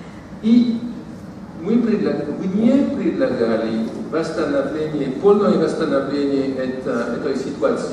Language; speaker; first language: Russian; non-native, fluent; French